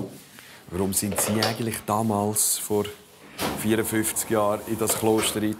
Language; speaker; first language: German; native; German